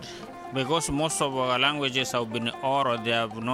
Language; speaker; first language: English; non-native, local second language; Gusii